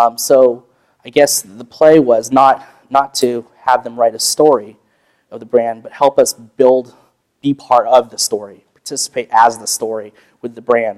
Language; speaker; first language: English; native; English